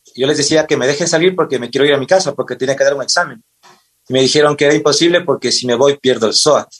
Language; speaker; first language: Spanish; native; Spanish